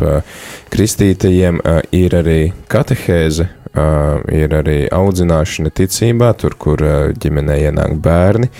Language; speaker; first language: Latvian; native; Latvian